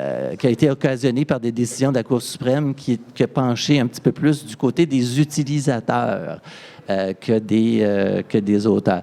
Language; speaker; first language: French; native; French